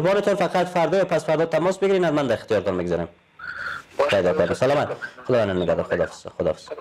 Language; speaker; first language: Persian; native; Persian